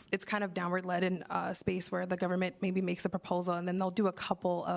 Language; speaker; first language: English; native; English